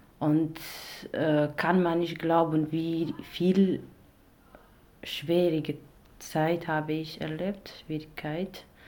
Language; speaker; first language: German; non-native, learner; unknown